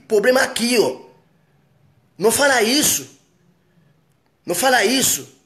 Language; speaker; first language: Portuguese; non-native, fluent; Haitian Creole